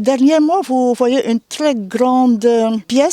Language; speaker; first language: French; non-native, fluent; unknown